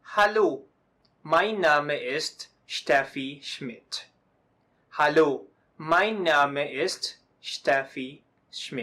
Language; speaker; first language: German; non-native, learner; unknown